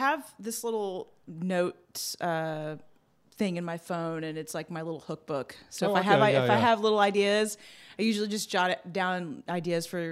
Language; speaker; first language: English; native; English